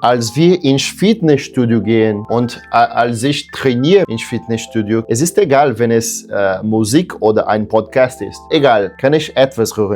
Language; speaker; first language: German; non-native, learner; Portuguese